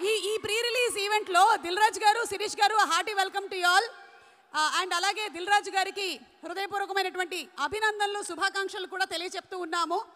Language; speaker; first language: Telugu; native; Telugu